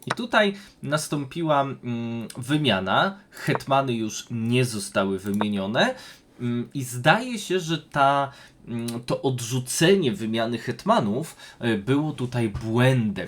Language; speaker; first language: Polish; native; Polish